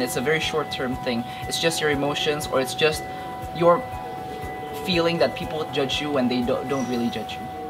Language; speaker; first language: English; non-native, fluent; Indonesian